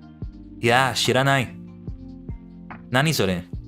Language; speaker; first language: Japanese; non-native, learner; English